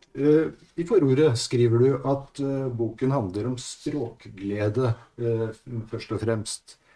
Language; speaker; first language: Norwegian; native; Norwegian